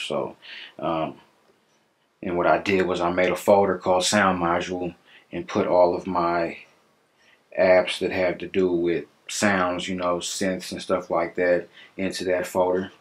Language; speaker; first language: English; native; English